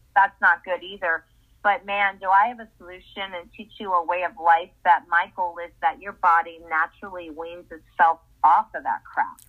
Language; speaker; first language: English; native; English